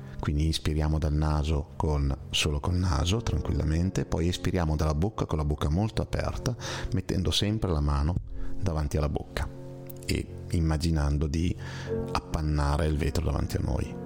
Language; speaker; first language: Italian; native; Italian